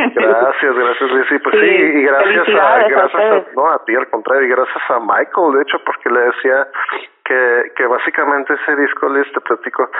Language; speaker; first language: Spanish; native; Spanish